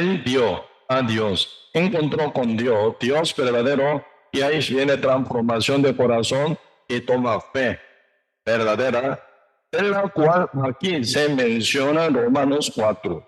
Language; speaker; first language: Spanish; non-native, learner; Korean